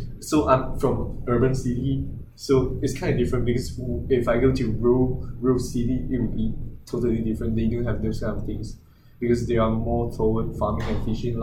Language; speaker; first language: English; non-native, local second language; Chinese